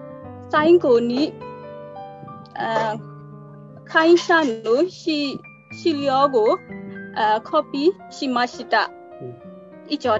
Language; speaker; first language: Japanese; non-native, learner; Burmese